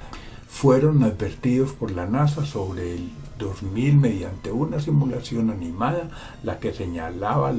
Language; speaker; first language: Spanish; native; Spanish